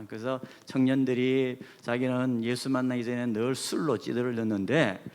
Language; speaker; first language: Korean; native; Korean